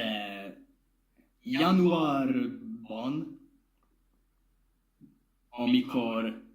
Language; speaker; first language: Hungarian; non-native, learner; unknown